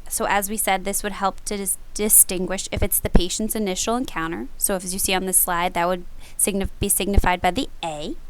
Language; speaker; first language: English; native; English